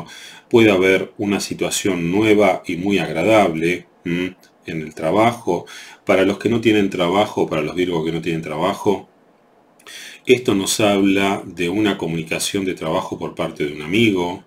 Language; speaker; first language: Spanish; native; Spanish